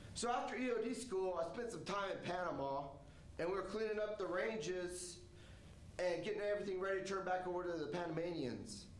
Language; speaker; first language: English; native; English